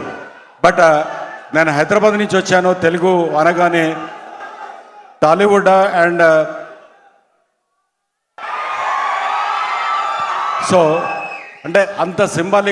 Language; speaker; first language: Telugu; native; Telugu